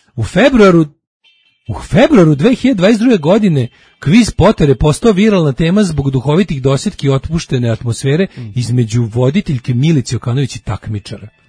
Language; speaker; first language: Serbian; native; Serbian